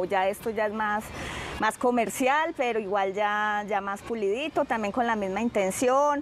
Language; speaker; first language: Spanish; native; Spanish